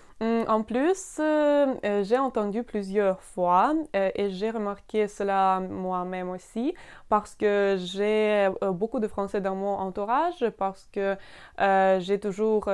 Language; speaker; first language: French; non-native, fluent; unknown